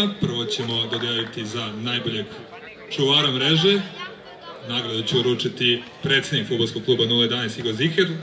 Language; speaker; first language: Croatian; native; Croatian